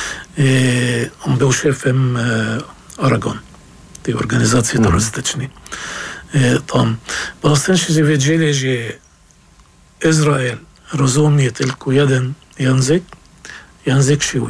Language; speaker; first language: Polish; non-native, fluent; Arabic